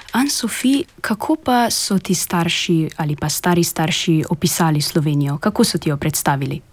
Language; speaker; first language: Slovenian; native; Slovenian